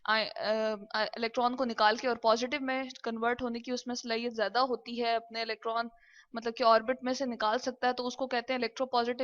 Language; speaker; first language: Hindi; non-native, local second language; Punjabi